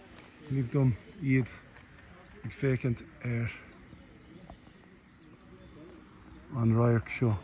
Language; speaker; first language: Irish; non-native, learner; English